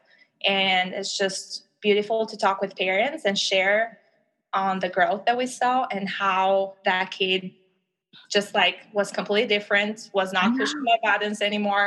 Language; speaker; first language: English; non-native, fluent; Albanian